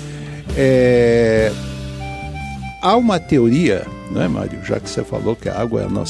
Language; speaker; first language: Portuguese; native; Portuguese